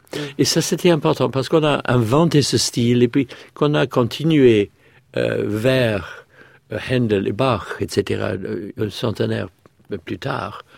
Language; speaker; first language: French; non-native, fluent; English